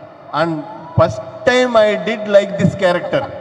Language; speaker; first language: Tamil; non-native, learner; Telugu